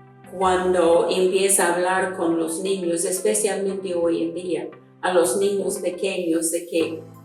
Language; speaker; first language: Spanish; non-native, fluent; English